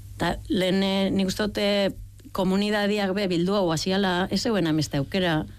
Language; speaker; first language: Basque; native; Basque